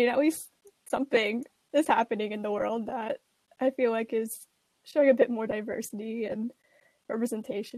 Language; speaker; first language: English; native; English